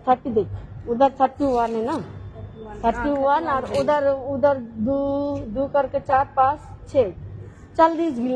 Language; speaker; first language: Hindi; non-native, learner; Bangla